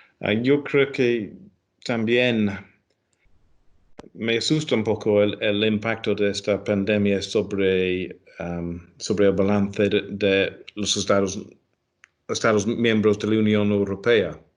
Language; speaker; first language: Spanish; non-native, fluent; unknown